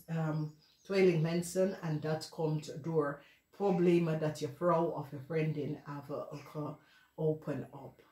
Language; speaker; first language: Dutch; non-native, learner; English